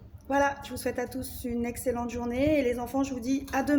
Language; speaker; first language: French; native; French